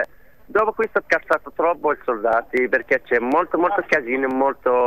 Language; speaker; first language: Italian; non-native, learner; Arabic